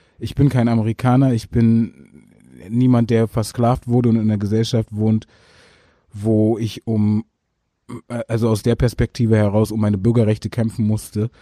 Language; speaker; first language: German; early bilingual, other home language; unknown